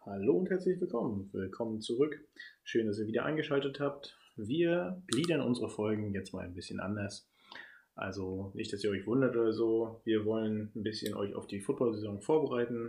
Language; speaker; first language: German; native; German